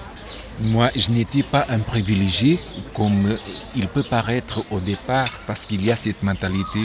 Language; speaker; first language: French; non-native, fluent; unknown